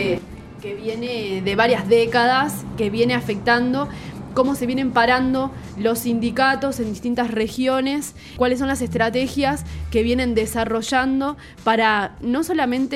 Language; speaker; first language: Spanish; native; Spanish